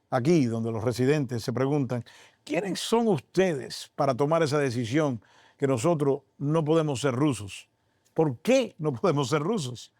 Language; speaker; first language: Spanish; native; Spanish